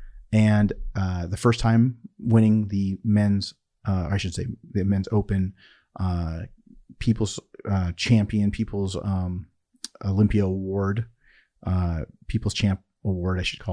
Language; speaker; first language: English; early bilingual, other home language; Persian